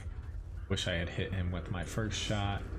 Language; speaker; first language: English; native; English